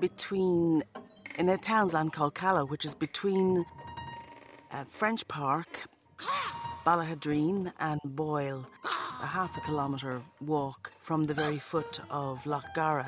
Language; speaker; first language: English; native; English